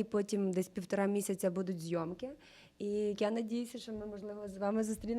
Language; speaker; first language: Ukrainian; native; Ukrainian